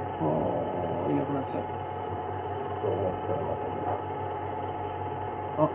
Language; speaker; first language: English; non-native, learner; Japanese